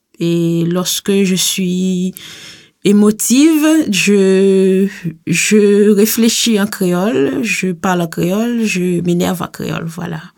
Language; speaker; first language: French; native; French